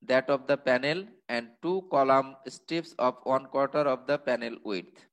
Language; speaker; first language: English; non-native, local second language; Bangla